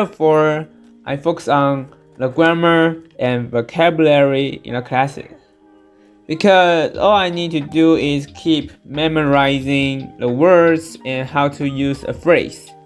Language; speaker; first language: English; non-native, fluent; Chinese